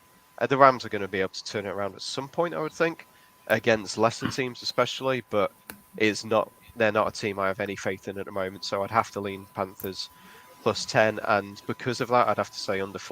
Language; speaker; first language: English; native; English